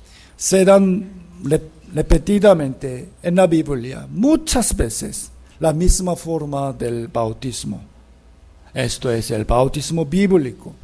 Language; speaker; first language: Spanish; non-native, fluent; Korean